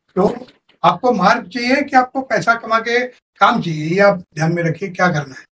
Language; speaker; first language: Hindi; non-native, local second language; Marathi